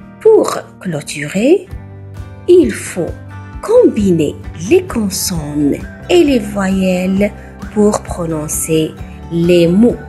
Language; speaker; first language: French; non-native, local second language; Arabic